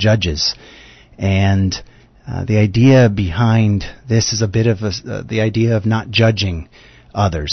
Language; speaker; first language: English; native; English